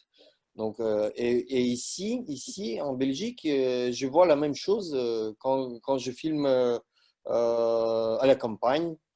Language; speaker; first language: French; non-native, learner; Russian